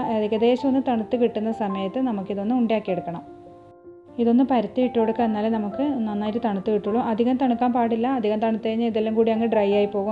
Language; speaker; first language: Malayalam; native; Malayalam